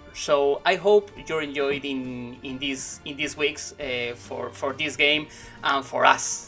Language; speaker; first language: English; non-native, learner; Spanish